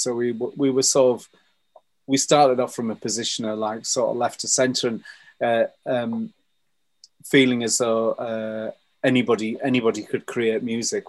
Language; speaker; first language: English; native; English